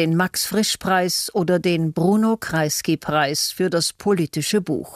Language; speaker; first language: German; native; German